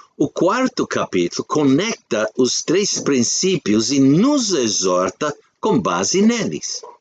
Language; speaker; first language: Portuguese; non-native, fluent; English